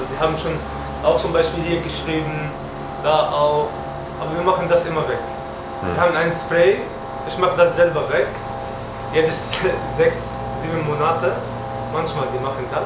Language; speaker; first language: German; non-native, learner; Arabic